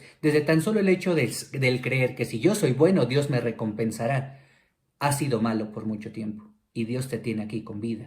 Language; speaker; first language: Spanish; native; Spanish